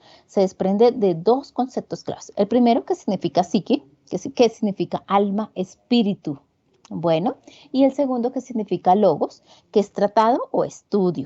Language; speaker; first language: Spanish; native; Spanish